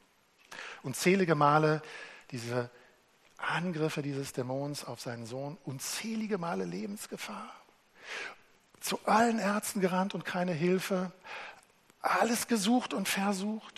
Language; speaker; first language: German; native; German